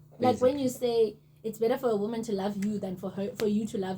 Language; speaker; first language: English; non-native, local second language; Zulu